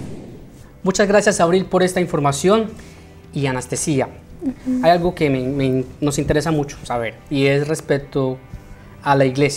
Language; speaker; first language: Spanish; native; Spanish